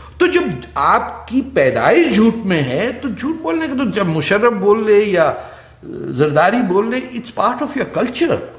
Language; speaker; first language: Urdu; non-native, local second language; Punjabi